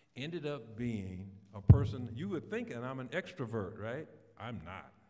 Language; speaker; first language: English; native; English